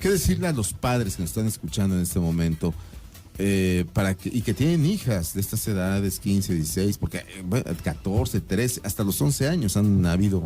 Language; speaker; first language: Spanish; native; Spanish